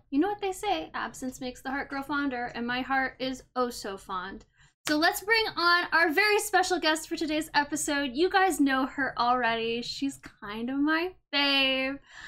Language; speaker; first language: English; native; English